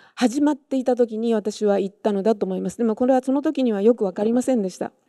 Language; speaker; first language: Japanese; native; Japanese